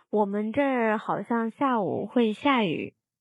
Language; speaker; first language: Chinese; non-native, fluent; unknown